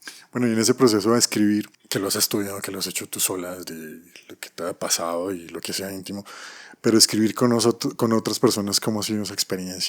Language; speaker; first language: Spanish; native; Spanish